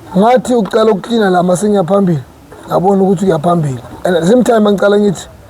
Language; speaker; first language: Zulu; non-native, local second language; Northern Sotho